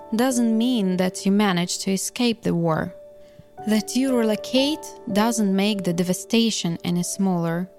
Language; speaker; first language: English; non-native, fluent; Ukrainian